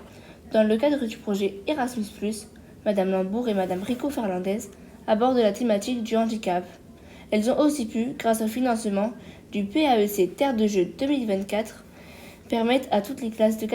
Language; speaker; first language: French; native; French